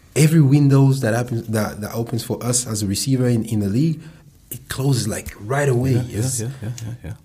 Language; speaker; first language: English; non-native, fluent; French